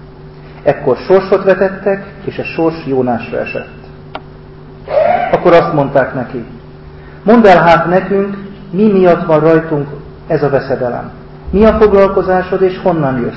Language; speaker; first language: Hungarian; native; Hungarian